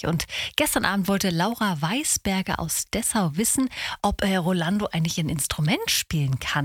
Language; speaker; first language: German; native; German